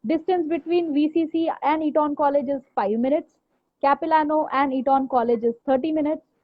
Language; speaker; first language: English; non-native, local second language; Hindi